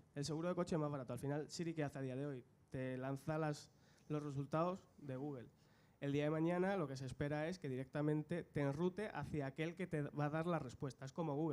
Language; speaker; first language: Spanish; native; Spanish